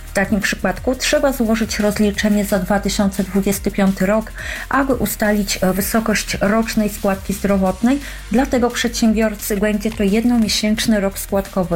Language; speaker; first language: Polish; native; Polish